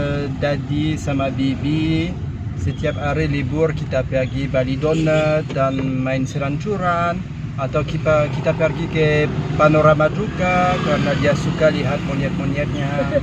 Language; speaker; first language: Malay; non-native, fluent; French